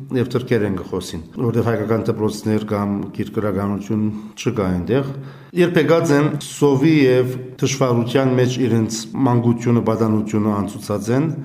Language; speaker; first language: Armenian; early bilingual, heritage; Armenian